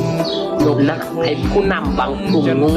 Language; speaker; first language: Thai; non-native, fluent; Khmer